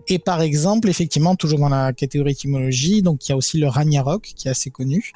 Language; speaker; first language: French; native; French